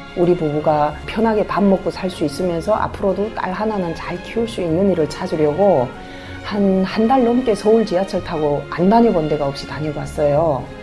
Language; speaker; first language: Korean; native; Korean